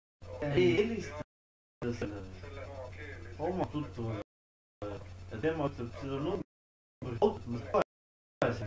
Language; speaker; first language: Estonian; non-native, learner; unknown